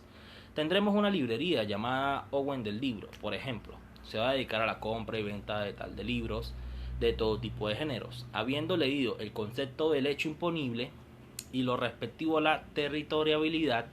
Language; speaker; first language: Spanish; native; Spanish